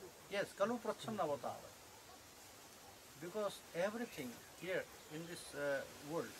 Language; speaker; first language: English; non-native, local second language; Bangla